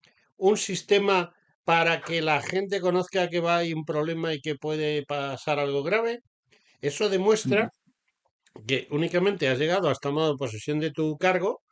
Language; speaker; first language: Spanish; native; Spanish